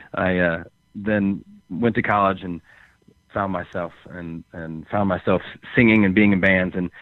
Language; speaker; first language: English; native; English